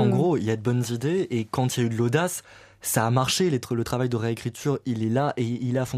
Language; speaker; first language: French; native; French